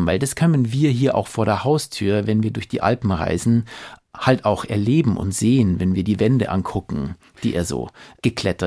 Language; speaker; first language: German; native; German